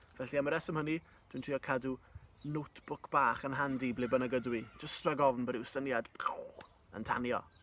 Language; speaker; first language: Welsh; native; Welsh